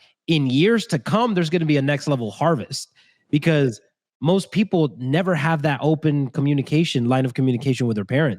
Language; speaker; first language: English; native; English